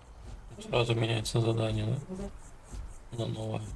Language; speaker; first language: Russian; native; Russian